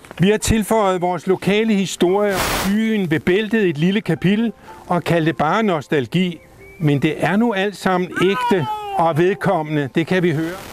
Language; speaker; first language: Danish; native; Danish